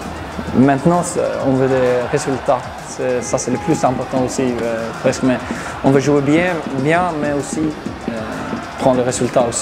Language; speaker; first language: French; non-native, learner; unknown